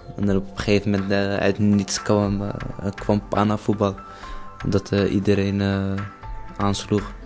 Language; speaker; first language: Dutch; early bilingual, other home language; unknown